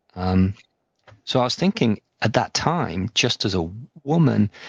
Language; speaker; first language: English; native; English